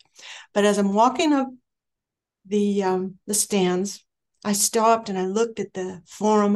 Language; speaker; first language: English; native; English